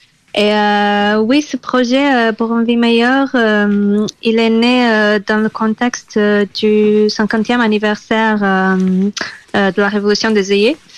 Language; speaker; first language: French; non-native, fluent; Portuguese